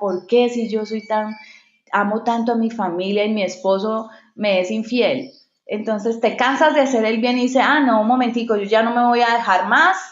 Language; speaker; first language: Spanish; native; Spanish